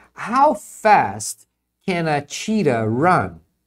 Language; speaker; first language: English; non-native, fluent; Portuguese